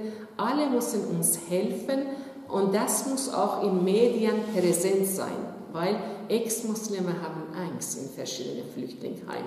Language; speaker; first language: German; non-native, fluent; Persian